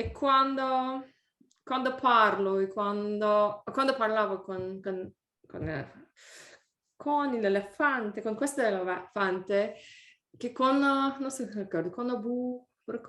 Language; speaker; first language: Italian; non-native, learner; English